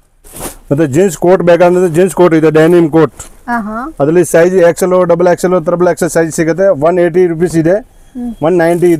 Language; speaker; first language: Kannada; non-native, local second language; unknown